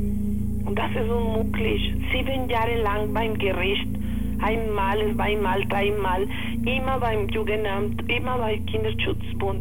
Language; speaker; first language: German; non-native, learner; Spanish